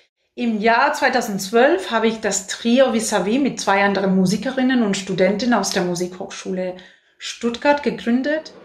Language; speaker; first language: German; non-native, fluent; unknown